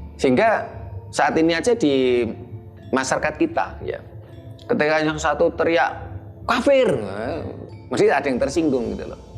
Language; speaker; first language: Indonesian; native; Indonesian